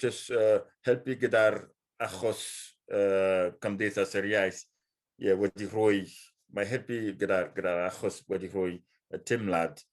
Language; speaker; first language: Welsh; non-native, fluent; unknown